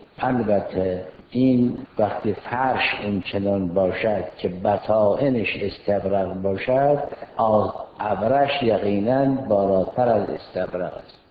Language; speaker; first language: Persian; native; Persian